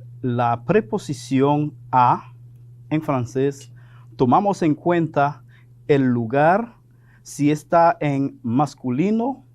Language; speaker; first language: Spanish; non-native, fluent; French